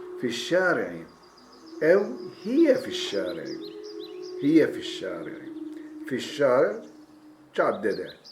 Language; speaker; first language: Arabic; non-native, fluent; Turkish